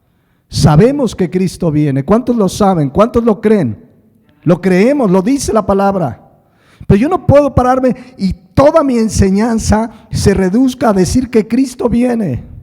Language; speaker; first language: Spanish; native; Spanish